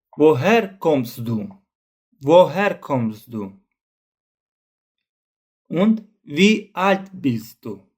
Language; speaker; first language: German; non-native, fluent; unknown